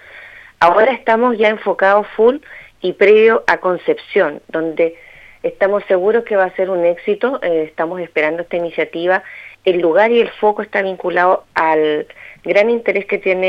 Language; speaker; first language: Spanish; native; Spanish